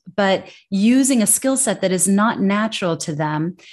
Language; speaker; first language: English; native; English